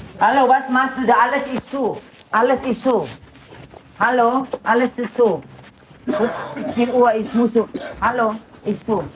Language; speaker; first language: German; non-native, learner; Indonesian